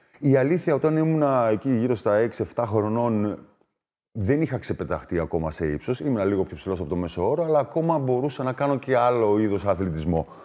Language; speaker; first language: Greek; early bilingual, other home language; German